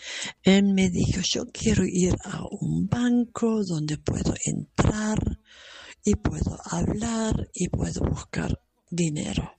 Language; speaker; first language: Spanish; non-native, fluent; German